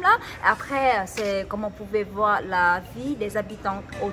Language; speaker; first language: French; non-native, learner; Vietnamese